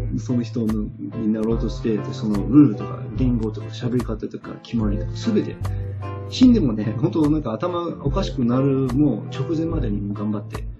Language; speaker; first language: Japanese; non-native, fluent; English